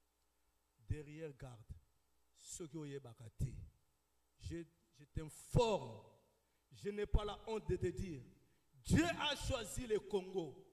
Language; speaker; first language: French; non-native, local second language; Lingala